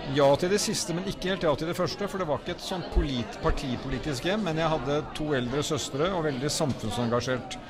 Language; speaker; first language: Norwegian; native; Norwegian